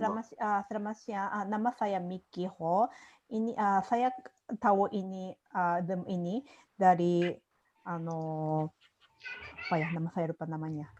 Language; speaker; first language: Indonesian; non-native, fluent; Japanese